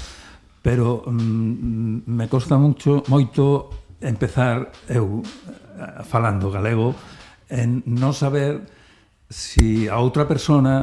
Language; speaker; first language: Galician; non-native, local second language; Spanish